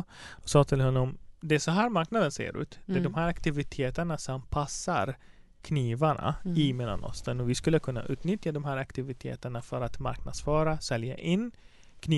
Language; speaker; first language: Swedish; non-native, fluent; Arabic